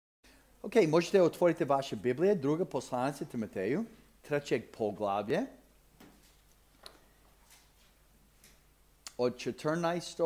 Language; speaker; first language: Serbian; non-native, fluent; English